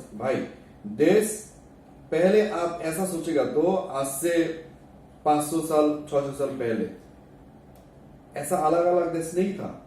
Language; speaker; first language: Hindi; non-native, learner; Bangla